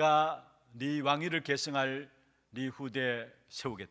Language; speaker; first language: Korean; native; Korean